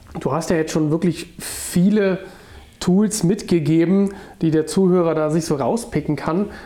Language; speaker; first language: German; native; German